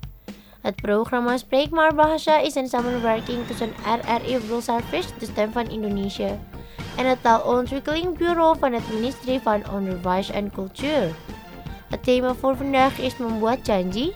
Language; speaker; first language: Dutch; non-native, learner; Indonesian